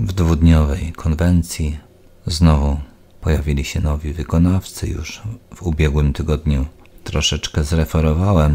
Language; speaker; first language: Polish; native; Polish